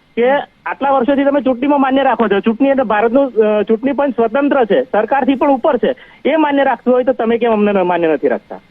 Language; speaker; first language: Gujarati; native; Gujarati